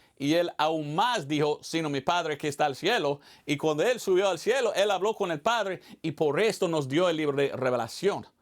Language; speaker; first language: Spanish; non-native, fluent; English